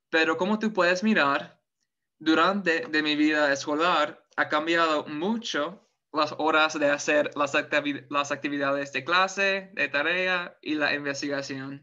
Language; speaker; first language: Spanish; non-native, fluent; English